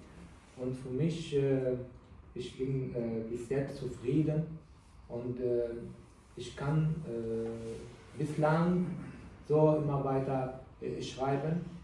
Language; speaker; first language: German; non-native, learner; Kurdish